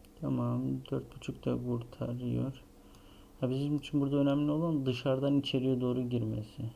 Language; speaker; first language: Turkish; native; Turkish